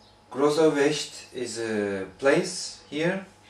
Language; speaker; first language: English; non-native, fluent; Turkish